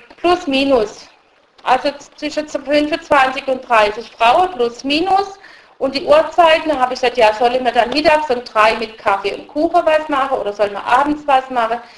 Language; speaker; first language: German; early bilingual, other home language; Russian